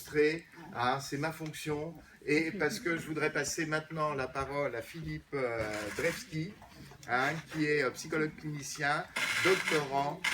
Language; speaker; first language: French; native; French